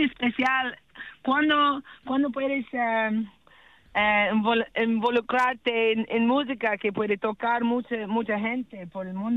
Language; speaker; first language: Spanish; non-native, learner; English